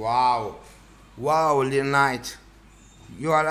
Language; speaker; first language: English; non-native, learner; Italian